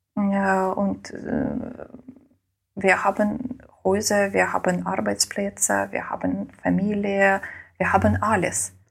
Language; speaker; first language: German; non-native, learner; Ukrainian